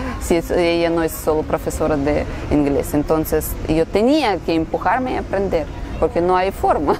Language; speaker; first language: Spanish; non-native, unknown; Russian